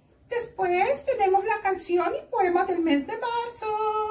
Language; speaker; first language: Spanish; native; Spanish